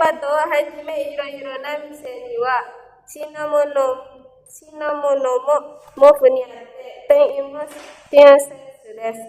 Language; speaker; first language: Japanese; non-native, learner; Indonesian